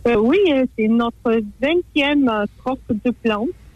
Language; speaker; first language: French; non-native, fluent; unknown